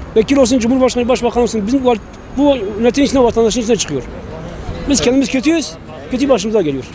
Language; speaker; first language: Turkish; non-native, local second language; Kurdish